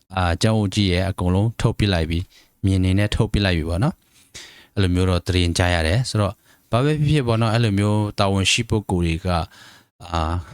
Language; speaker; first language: Burmese; native; Burmese